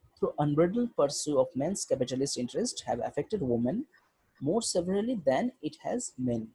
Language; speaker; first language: English; non-native, local second language; Bangla